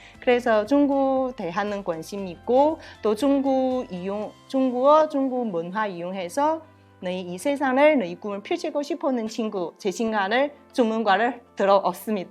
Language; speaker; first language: Korean; non-native, learner; Chinese